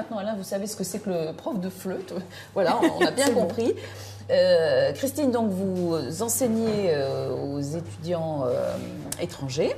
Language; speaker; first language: French; native; French